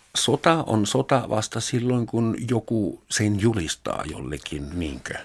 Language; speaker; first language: Finnish; non-native, fluent; German